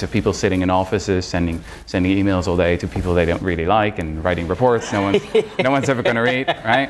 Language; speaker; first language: English; non-native, fluent; Dutch